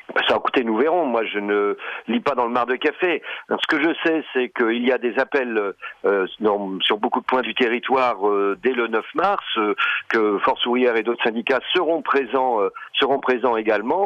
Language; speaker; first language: French; native; French